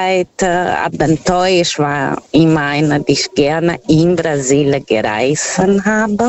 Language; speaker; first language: German; non-native, fluent; Portuguese